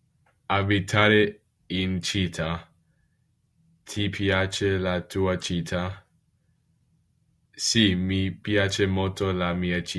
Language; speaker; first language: Italian; non-native, learner; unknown